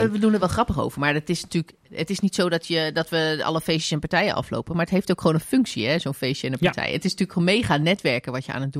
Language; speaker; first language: Dutch; native; Dutch